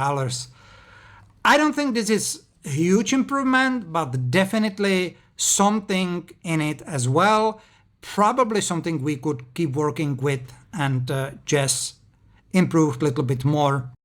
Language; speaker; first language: English; non-native, fluent; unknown